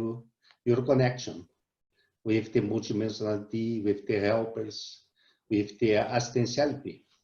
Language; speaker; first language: English; non-native, learner; Portuguese